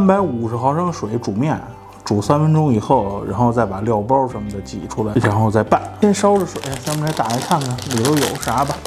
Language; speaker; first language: Chinese; native; Chinese